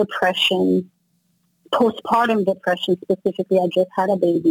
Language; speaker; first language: English; native; English